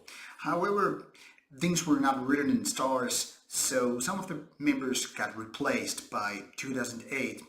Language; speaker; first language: English; non-native, fluent; Finnish